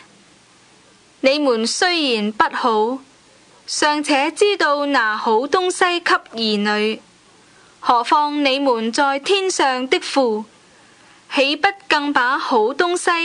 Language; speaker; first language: Cantonese; native; Cantonese